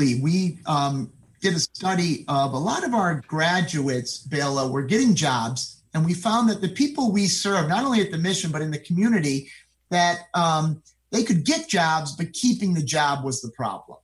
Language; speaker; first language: English; native; English